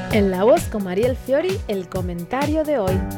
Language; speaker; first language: Spanish; native; Spanish